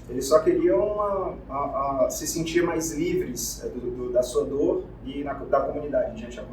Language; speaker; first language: Portuguese; native; Portuguese